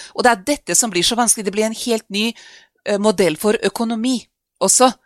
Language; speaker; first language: Norwegian; non-native, fluent; Serbian